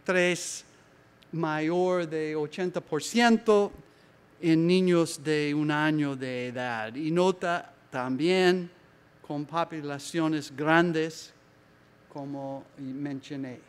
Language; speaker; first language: Spanish; non-native, learner; English